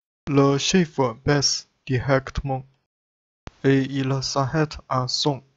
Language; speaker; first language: French; non-native, learner; Chinese